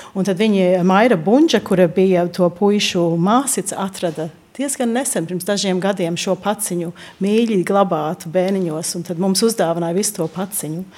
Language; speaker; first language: Latvian; early bilingual, heritage; Latvian